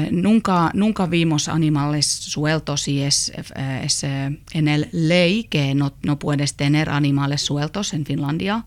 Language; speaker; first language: Spanish; non-native, learner; Finnish